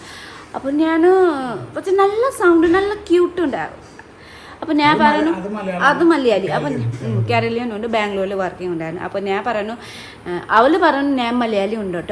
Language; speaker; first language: Malayalam; non-native, learner; Nepali